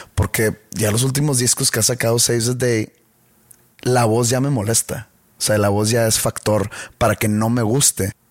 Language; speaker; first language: Spanish; native; Spanish